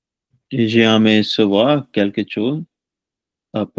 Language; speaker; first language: French; non-native, learner; Punjabi